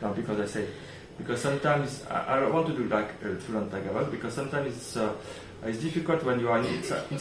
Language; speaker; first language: English; non-native, learner; French